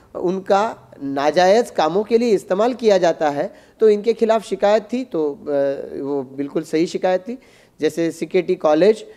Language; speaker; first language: Hindi; non-native, local second language; Marathi